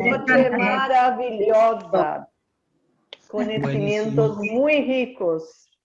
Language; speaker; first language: Spanish; non-native, learner; Portuguese